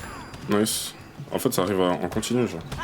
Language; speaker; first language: French; native; French